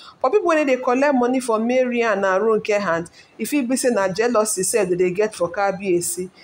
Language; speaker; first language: Nigerian Pidgin; non-native, local second language; Yoruba